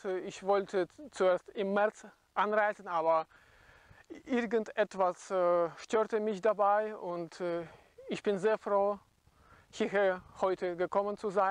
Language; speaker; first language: German; non-native, fluent; Russian